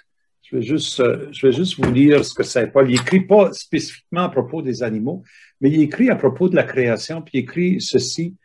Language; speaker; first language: French; native; French